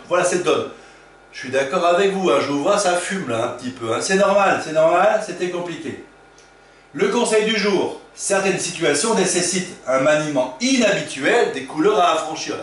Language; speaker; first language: French; native; French